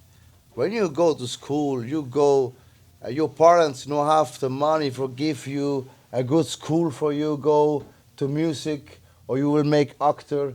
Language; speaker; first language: English; non-native, learner; Italian